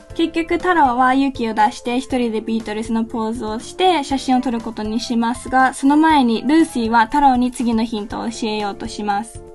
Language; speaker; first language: Japanese; native; Japanese